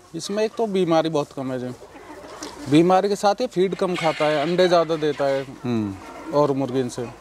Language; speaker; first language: Hindi; native; Hindi